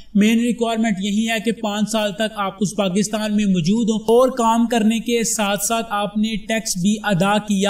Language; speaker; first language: Hindi; non-native, local second language; Punjabi